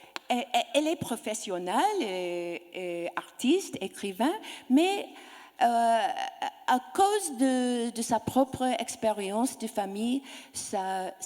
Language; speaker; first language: French; non-native, learner; English